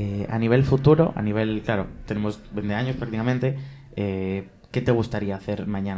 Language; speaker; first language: Spanish; native; Spanish